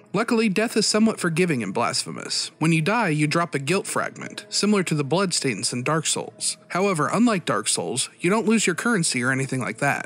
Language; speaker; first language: English; native; English